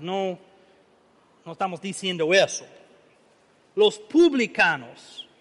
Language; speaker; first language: Spanish; non-native, learner; English